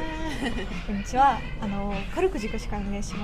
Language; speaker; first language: Japanese; non-native, fluent; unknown